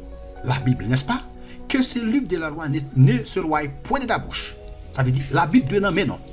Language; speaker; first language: French; non-native, local second language; Haitian Creole